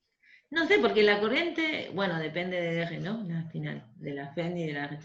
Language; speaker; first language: Spanish; native; Spanish